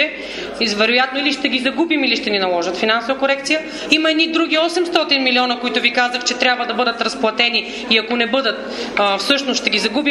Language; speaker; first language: Bulgarian; native; Bulgarian